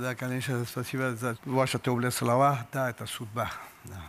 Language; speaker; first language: Russian; non-native, learner; Persian